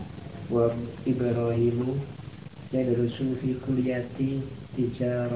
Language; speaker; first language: Arabic; non-native, learner; Indonesian